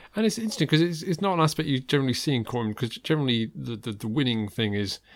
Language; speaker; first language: English; native; English